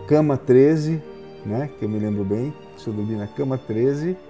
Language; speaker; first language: Portuguese; native; Portuguese